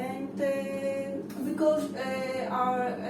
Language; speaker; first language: English; non-native, learner; Greek